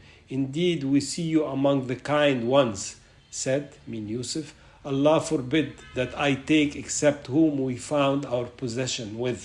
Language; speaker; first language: English; non-native, fluent; Arabic